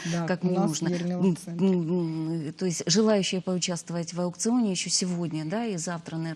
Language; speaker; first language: Russian; native; Russian